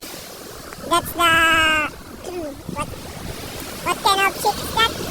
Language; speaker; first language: English; non-native, local second language; Filipino